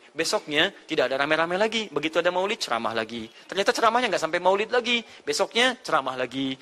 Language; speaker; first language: Indonesian; native; Indonesian